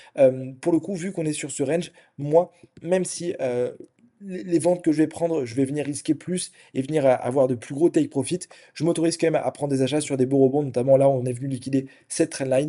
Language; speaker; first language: French; native; French